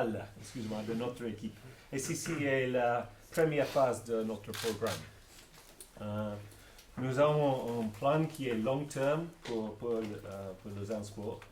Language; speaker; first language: French; non-native, learner; English